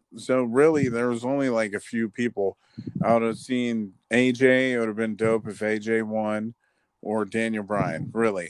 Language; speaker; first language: English; native; English